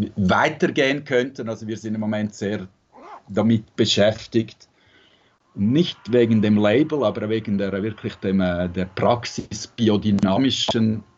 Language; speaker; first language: German; native; German